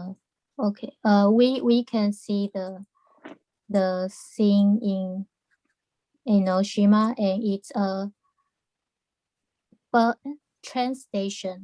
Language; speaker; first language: English; non-native, learner; Chinese